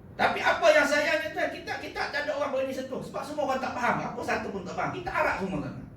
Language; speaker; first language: Malay; native; Malay